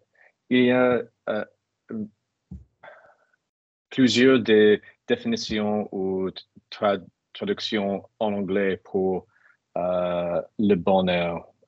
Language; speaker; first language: French; non-native, learner; English